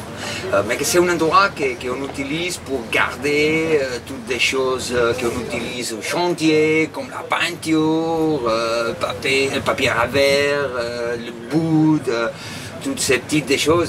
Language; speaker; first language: French; non-native, fluent; Spanish